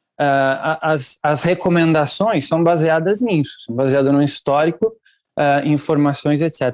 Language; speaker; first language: Portuguese; non-native, fluent; Italian